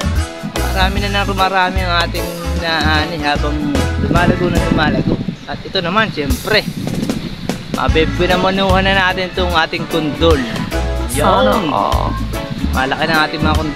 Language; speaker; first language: Filipino; native; Filipino